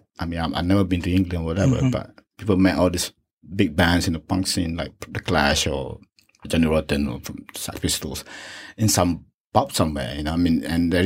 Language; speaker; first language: English; non-native, local second language; Malay